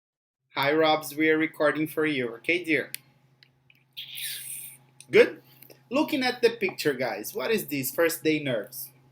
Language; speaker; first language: English; non-native, fluent; Portuguese